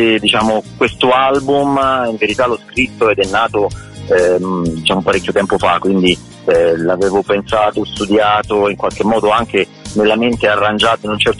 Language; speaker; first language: Italian; native; Italian